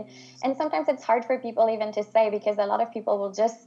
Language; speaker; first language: English; non-native, fluent; French